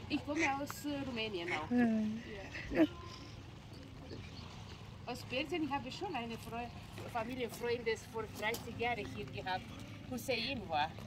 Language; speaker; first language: German; non-native, learner; Romanian